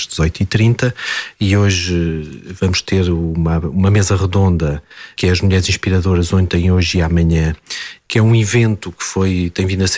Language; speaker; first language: Portuguese; native; Portuguese